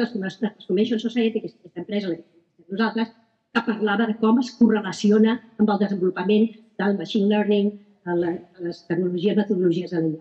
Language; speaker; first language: Catalan; native; Catalan